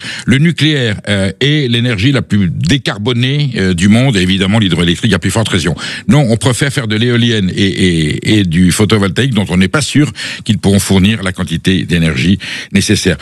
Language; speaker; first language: French; native; French